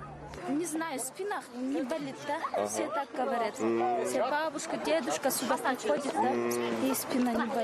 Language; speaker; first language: Russian; non-native, local second language; Kyrgyz